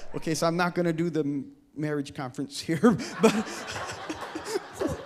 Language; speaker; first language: English; native; English